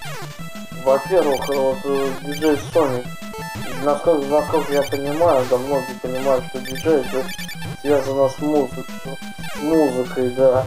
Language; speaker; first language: Russian; native; Russian